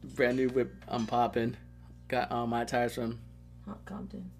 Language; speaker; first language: English; native; English